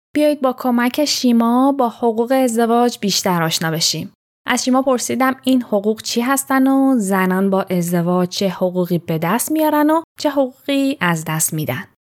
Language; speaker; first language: Persian; native; Persian